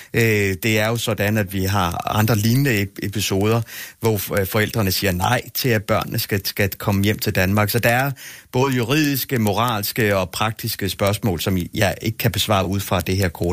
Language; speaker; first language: Danish; native; Danish